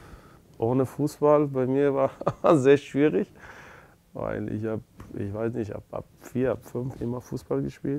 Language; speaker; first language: German; non-native, learner; Persian